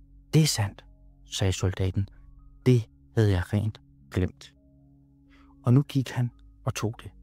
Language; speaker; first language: Danish; native; Danish